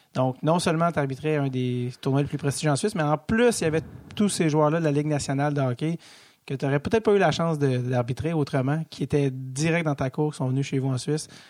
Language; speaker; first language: French; native; French